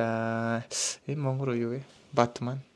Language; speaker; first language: Mongolian; non-native, learner; Japanese